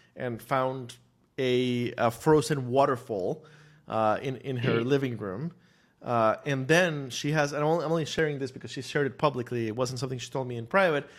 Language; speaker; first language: English; non-native, fluent; Spanish